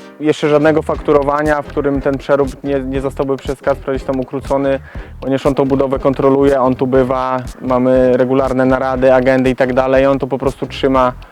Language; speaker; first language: Polish; native; Polish